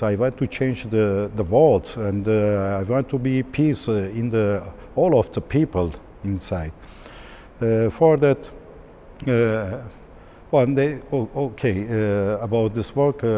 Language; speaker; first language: English; non-native, learner; Turkish